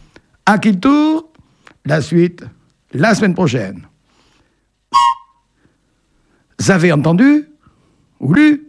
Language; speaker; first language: French; native; French